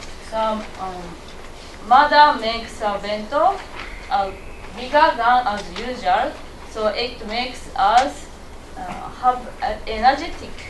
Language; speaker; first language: English; non-native, learner; Japanese